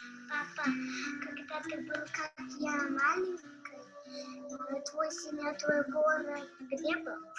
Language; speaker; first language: Russian; non-native, learner; Uzbek